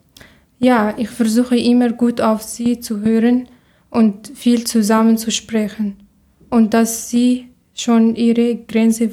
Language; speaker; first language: German; non-native, learner; Arabic